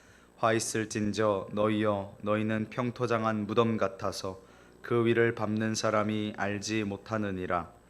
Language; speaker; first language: Korean; native; Korean